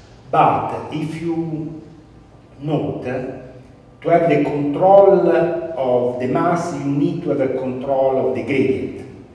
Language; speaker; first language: English; non-native, fluent; Italian